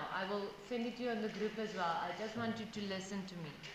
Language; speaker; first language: English; non-native, local second language; Afrikaans